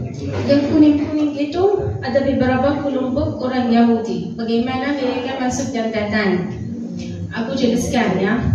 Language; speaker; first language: Indonesian; non-native, fluent; Arabic